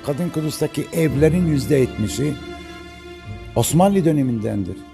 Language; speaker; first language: Turkish; non-native, fluent; Arabic